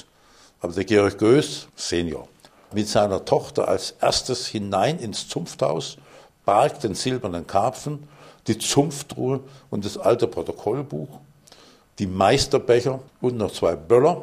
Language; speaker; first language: German; native; German